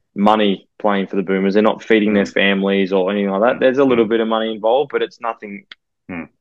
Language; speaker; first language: English; native; English